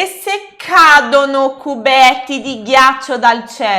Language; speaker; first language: Italian; non-native, fluent; Portuguese